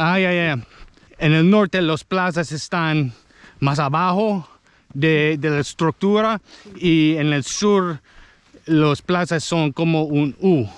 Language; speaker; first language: Spanish; non-native, learner; English